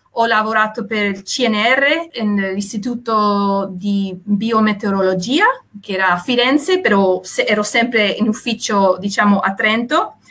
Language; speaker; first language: Italian; non-native, fluent; Spanish